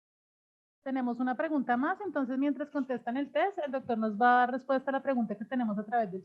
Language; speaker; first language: Spanish; native; Spanish